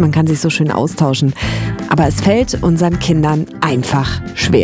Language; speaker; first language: German; native; German